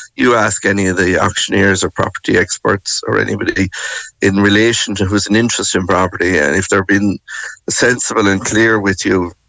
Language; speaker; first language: English; native; English